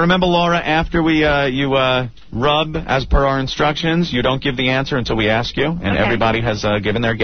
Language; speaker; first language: English; native; English